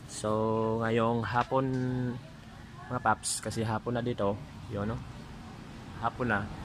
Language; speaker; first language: Filipino; native; Filipino